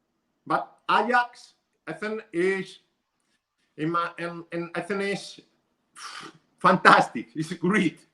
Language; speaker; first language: English; non-native, learner; Spanish